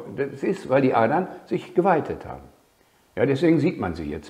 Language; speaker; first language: German; native; German